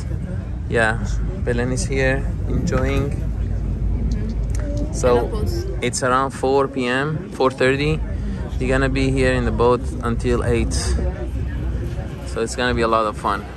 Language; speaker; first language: English; non-native, fluent; Persian